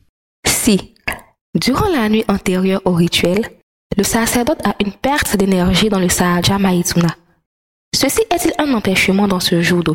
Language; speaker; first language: French; non-native, fluent; Spanish